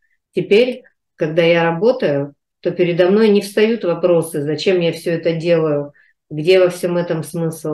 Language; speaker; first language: Russian; native; Russian